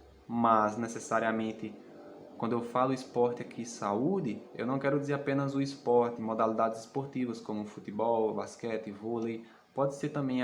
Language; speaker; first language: Portuguese; native; Portuguese